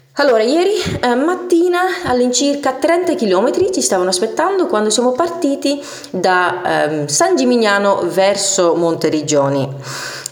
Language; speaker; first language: Italian; non-native, fluent; English